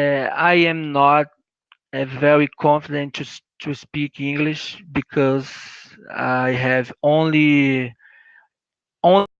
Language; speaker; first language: English; non-native, learner; Portuguese